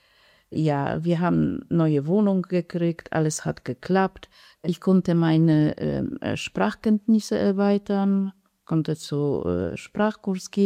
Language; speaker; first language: German; non-native, fluent; Polish